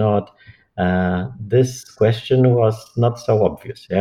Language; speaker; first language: English; non-native, fluent; Polish